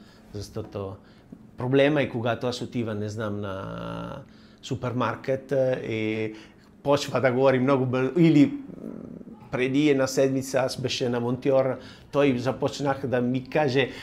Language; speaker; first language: Bulgarian; non-native, learner; Italian